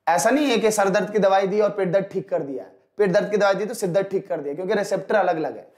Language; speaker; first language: Hindi; native; Hindi